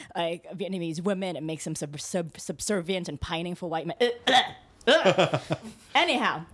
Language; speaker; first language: English; native; English